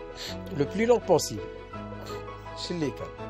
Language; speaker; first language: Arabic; native; Arabic